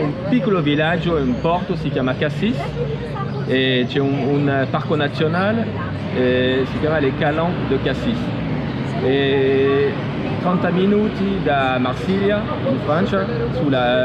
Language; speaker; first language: Italian; non-native, fluent; French